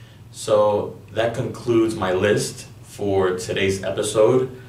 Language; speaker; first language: English; early bilingual, other home language; Spanish